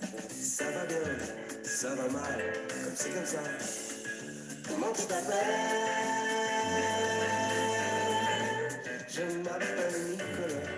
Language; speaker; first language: French; non-native, learner; Russian